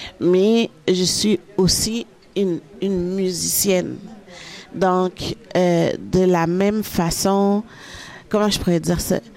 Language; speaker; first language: French; early bilingual, other home language; Haitian Creole